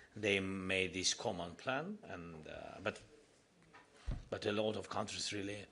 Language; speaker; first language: English; non-native, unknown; Ukrainian